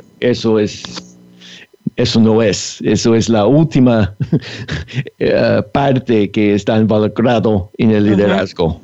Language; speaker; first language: Spanish; non-native, fluent; English